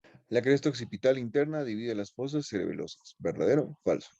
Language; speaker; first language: Spanish; native; Spanish